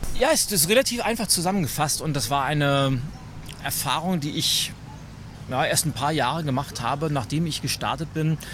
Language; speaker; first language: German; native; German